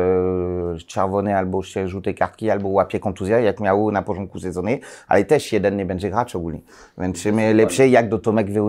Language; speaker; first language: Polish; non-native, learner; French